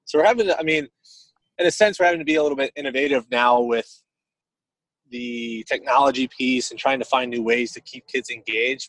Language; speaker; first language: English; native; English